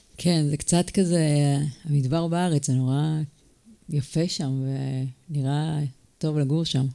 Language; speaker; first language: Hebrew; native; Hebrew